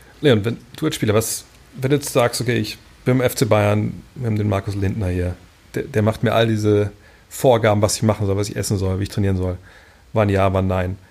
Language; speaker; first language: German; native; German